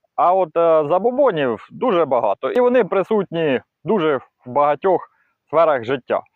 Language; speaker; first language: Ukrainian; non-native, local second language; Russian